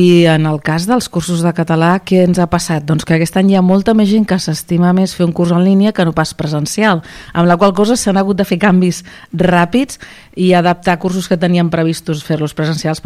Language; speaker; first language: Catalan; native; Catalan